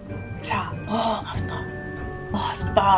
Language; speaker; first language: Korean; non-native, fluent; English